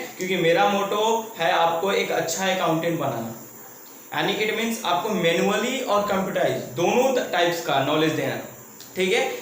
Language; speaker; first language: Hindi; native; Hindi